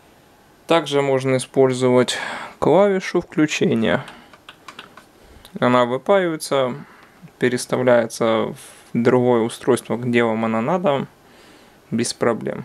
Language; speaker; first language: Russian; non-native, local second language; Ukrainian